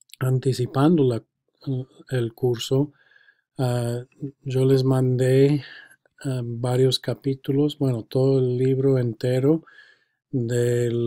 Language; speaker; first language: Spanish; non-native, fluent; English